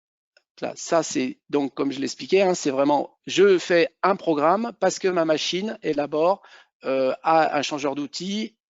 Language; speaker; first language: French; native; French